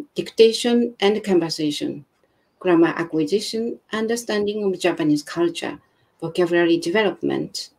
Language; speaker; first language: English; non-native, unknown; Japanese